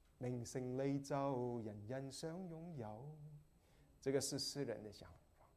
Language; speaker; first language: Chinese; non-native, local second language; Cantonese